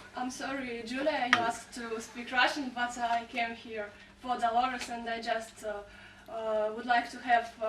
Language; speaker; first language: English; non-native, fluent; Russian